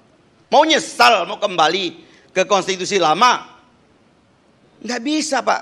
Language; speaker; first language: Indonesian; native; Indonesian